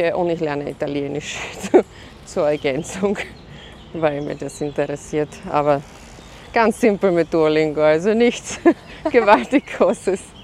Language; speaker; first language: German; non-native, fluent; Slovak